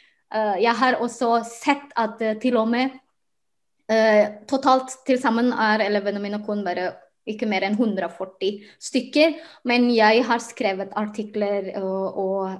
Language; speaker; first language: Norwegian; non-native, fluent; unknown